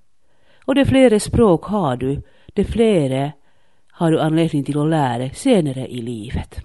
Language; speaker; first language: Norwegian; non-native, fluent; Finnish